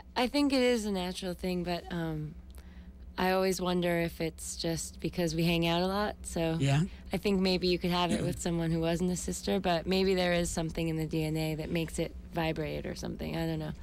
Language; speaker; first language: English; native; English